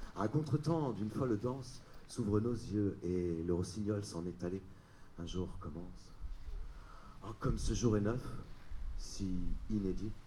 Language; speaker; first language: French; native; French